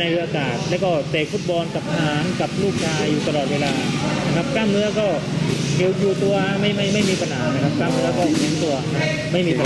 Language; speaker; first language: Thai; native; Thai